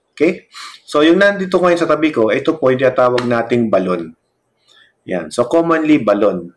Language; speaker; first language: Filipino; non-native, local second language; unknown